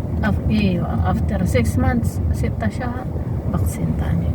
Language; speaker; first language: Arabic; non-native, learner; Filipino